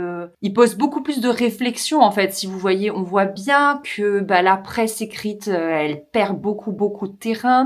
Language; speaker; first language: French; native; French